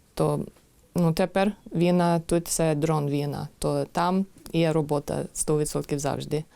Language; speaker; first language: Ukrainian; non-native, learner; English